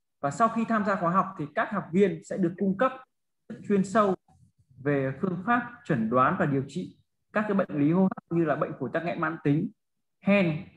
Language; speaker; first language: Vietnamese; native; Vietnamese